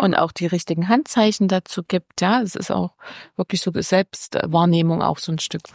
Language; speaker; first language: German; native; German